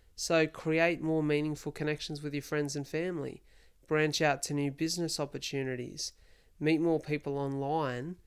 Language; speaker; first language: English; native; English